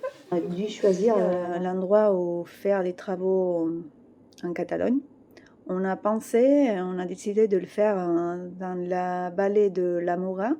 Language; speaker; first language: French; non-native, fluent; Catalan